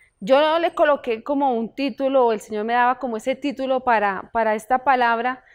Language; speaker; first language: Spanish; native; Spanish